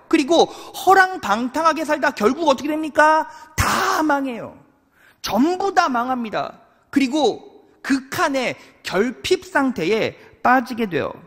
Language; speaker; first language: Korean; native; Korean